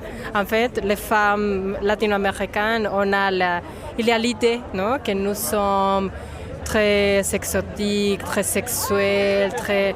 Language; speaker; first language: French; non-native, fluent; Spanish